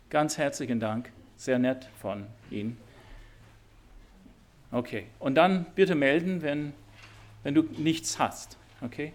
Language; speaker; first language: German; non-native, fluent; English